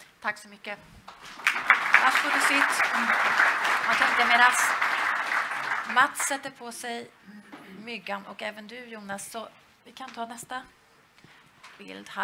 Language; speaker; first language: Swedish; native; Swedish